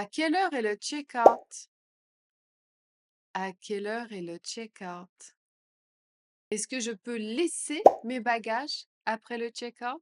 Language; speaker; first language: French; native; French